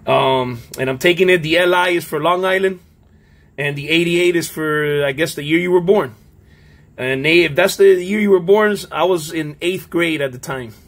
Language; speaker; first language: English; native; English